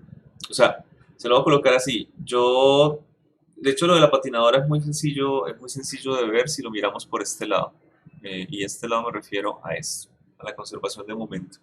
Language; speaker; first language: Spanish; native; Spanish